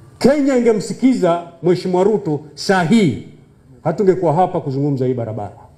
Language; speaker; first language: Swahili; native; Swahili